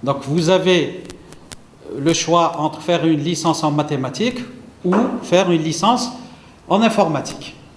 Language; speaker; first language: French; non-native, local second language; Arabic